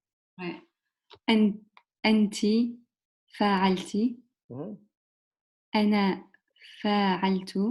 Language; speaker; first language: Arabic; non-native, learner; English